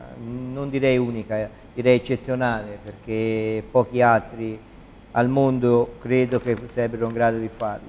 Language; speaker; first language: Italian; native; Italian